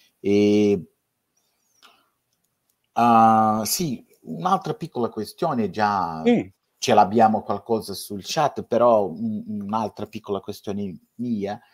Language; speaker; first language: Italian; non-native, fluent; Portuguese